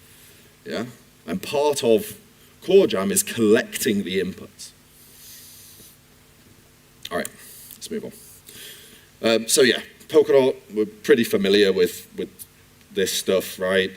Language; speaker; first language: English; native; English